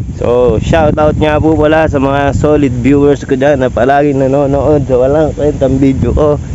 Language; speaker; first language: Filipino; native; Filipino